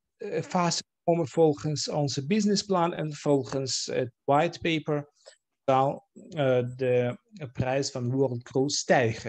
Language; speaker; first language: Dutch; non-native, fluent; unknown